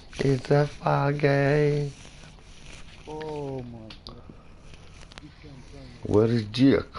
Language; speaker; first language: English; non-native, learner; Polish